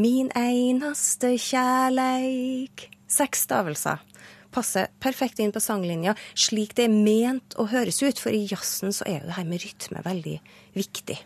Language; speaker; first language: Norwegian; native; Norwegian